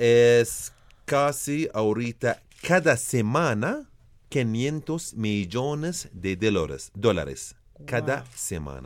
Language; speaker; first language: Spanish; non-native, learner; Arabic